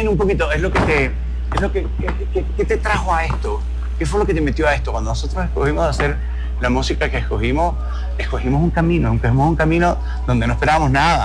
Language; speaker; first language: Spanish; native; Spanish